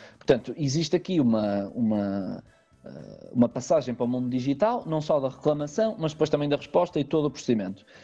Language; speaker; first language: Portuguese; native; Portuguese